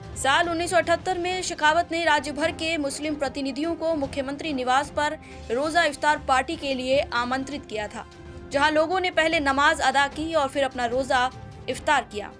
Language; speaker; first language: Hindi; native; Hindi